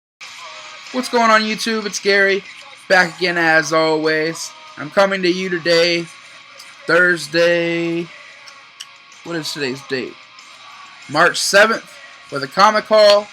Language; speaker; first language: English; native; English